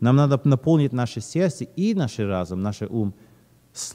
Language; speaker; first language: Russian; early bilingual, heritage; Russian